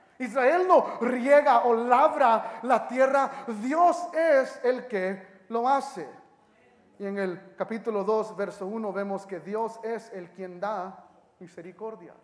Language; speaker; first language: Spanish; early bilingual, heritage; Spanish